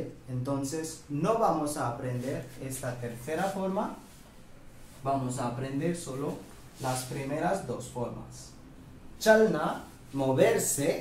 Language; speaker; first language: Spanish; non-native, fluent; Hindi